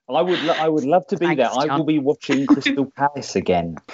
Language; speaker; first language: English; native; English